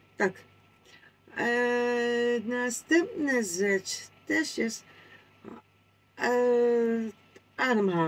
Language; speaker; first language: Polish; non-native, learner; Dutch